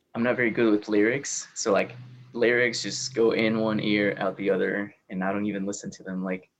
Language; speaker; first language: English; early bilingual, other home language; Spanish